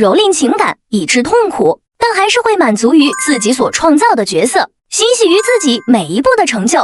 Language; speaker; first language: Chinese; native; Chinese